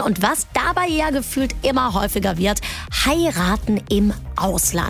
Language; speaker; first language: German; native; German